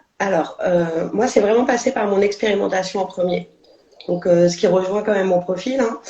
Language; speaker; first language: French; native; French